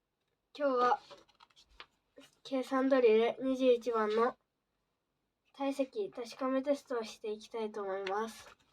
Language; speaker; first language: Japanese; native; Japanese